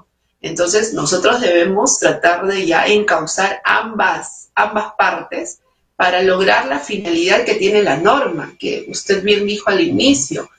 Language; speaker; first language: Spanish; native; Spanish